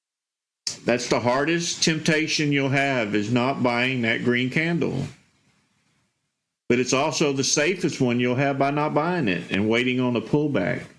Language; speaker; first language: English; native; English